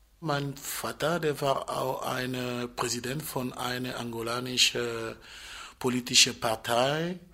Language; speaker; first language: German; non-native, fluent; Portuguese